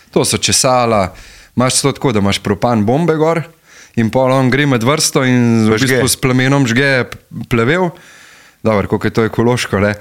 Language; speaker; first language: Slovenian; native; Slovenian